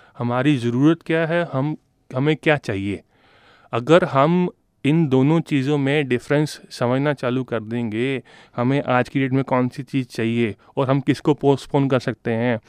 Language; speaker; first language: Hindi; non-native, local second language; Punjabi